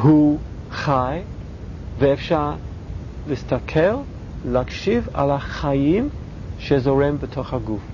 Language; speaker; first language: Hebrew; non-native, fluent; English